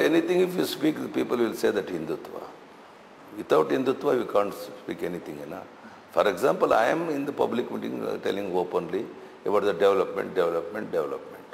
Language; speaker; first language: English; non-native, local second language; Kannada